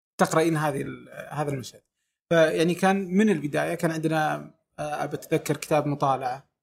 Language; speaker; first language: Arabic; native; Arabic